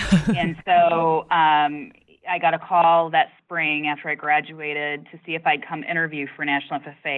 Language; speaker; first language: English; native; English